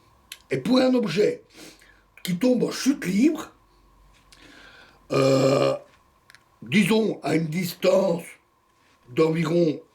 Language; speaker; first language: French; native; French